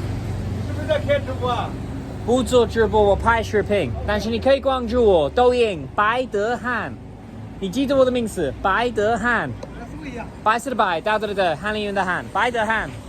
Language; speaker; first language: Chinese; non-native, learner; English